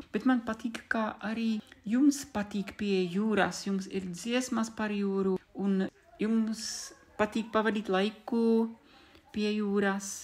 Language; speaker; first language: Latvian; non-native, fluent; Czech